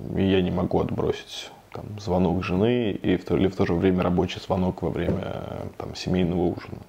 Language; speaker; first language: Russian; native; Russian